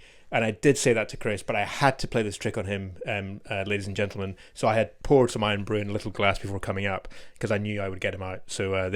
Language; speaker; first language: English; native; English